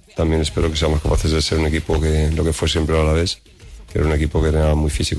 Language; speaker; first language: Spanish; native; Spanish